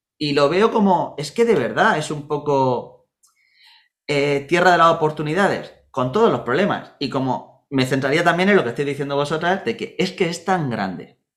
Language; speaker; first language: Spanish; native; Spanish